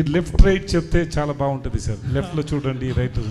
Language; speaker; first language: Telugu; non-native, learner; Tamil